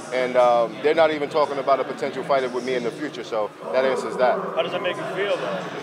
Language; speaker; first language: English; native; English